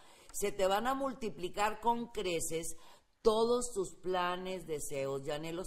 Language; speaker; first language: Spanish; native; Spanish